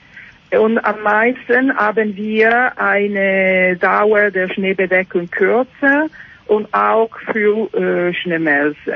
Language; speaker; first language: German; non-native, learner; Italian